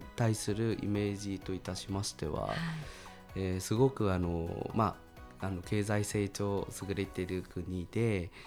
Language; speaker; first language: Japanese; non-native, fluent; Vietnamese